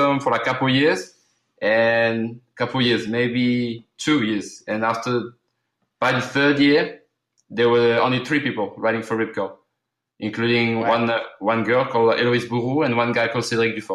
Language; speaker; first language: English; early bilingual, other home language; Arabic